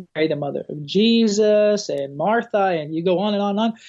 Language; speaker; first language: English; non-native, fluent; Portuguese